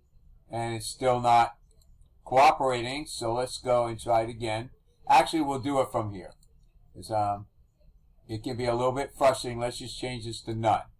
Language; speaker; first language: English; native; English